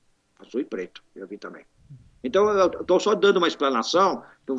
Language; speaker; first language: Portuguese; native; Portuguese